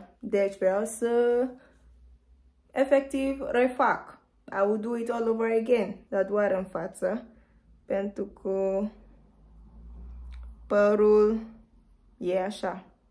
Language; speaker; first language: Romanian; non-native, fluent; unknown